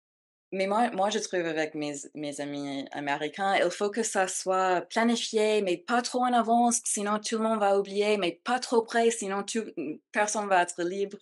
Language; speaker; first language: French; non-native, fluent; English